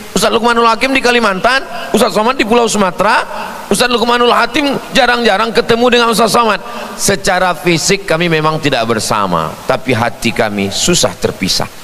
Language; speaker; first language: Indonesian; native; Indonesian